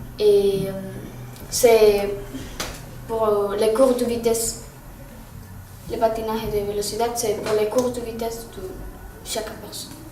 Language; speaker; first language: French; non-native, learner; Spanish